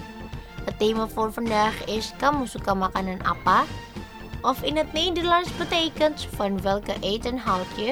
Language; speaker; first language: Dutch; non-native, learner; Indonesian